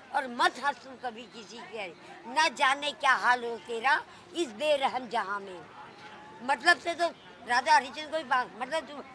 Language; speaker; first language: Hindi; native; Hindi